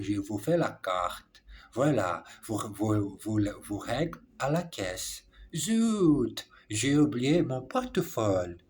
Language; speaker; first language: French; non-native, learner; English